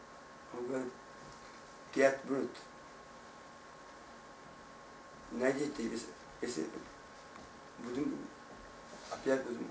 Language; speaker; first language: Russian; non-native, learner; Tajik